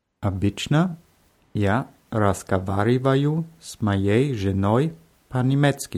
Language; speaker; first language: Russian; non-native, learner; German